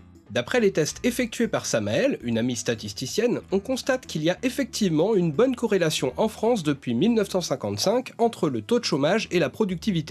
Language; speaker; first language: French; native; French